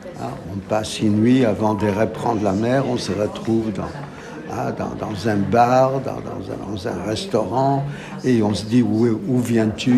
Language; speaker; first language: French; non-native, fluent; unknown